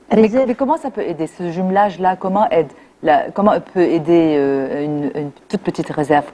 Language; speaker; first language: French; non-native, local second language; Arabic